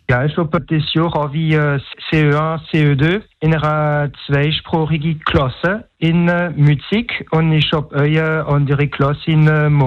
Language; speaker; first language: German; non-native, local second language; French